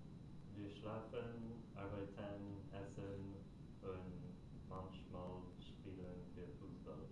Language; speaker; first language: German; non-native, learner; English